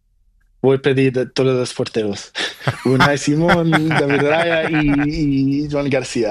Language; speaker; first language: Spanish; non-native, learner; Portuguese